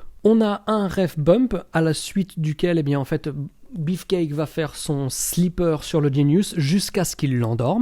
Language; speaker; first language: French; native; French